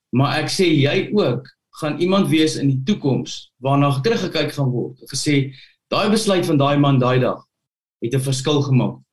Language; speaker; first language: Afrikaans; native; Afrikaans